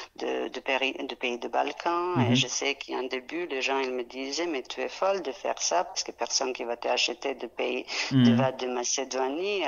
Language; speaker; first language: French; non-native, fluent; Serbian